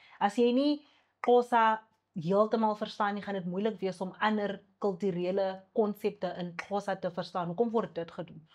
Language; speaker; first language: Afrikaans; non-native, local second language; Xhosa